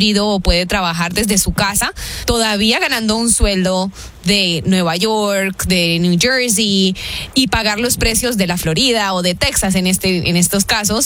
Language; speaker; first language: Spanish; early bilingual, heritage; Spanish